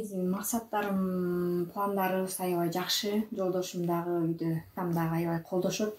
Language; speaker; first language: Kyrgyz; native; Kyrgyz